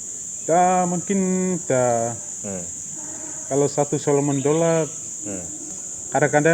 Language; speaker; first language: Indonesian; non-native, fluent; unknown